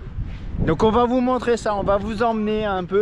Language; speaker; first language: French; native; French